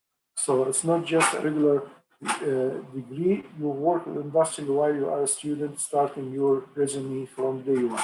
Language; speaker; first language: English; non-native, fluent; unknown